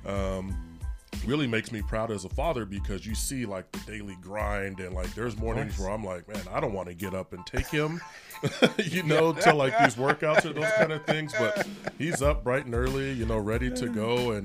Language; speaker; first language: English; native; English